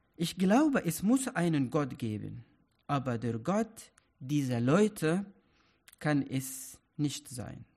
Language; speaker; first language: German; non-native, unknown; Arabic